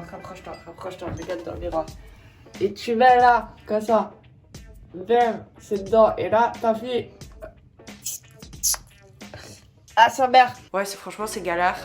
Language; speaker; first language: French; native; French